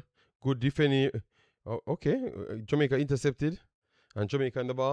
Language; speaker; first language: English; native; English